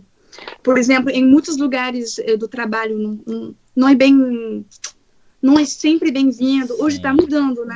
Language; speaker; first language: Portuguese; non-native, fluent; French